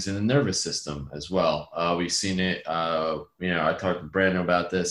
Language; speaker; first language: English; native; English